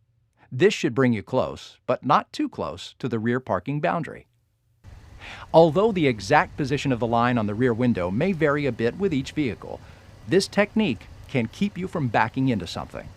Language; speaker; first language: English; native; English